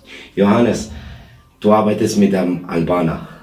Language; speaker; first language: German; non-native, learner; Albanian